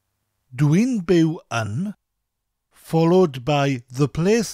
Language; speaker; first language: Welsh; non-native, fluent; English